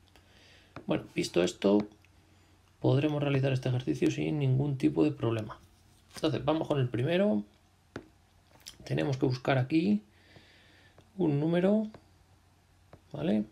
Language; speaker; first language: Spanish; native; Spanish